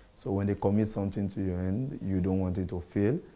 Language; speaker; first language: English; non-native, local second language; Yoruba